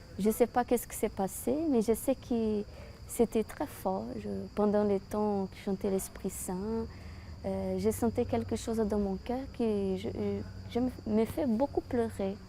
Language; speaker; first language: French; non-native, fluent; Portuguese